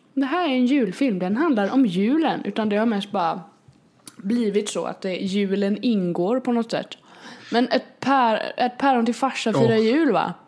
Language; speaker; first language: Swedish; native; Swedish